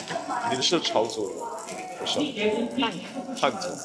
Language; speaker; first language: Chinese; non-native, fluent; Indonesian